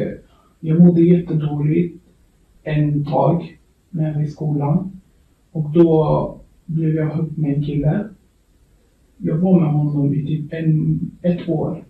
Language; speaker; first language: Swedish; early bilingual, other home language; Kurdish